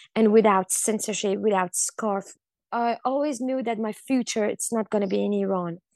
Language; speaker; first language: English; non-native, fluent; Persian